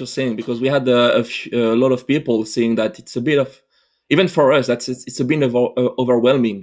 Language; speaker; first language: English; non-native, fluent; French